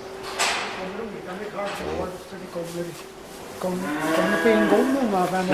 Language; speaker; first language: Swedish; native; Swedish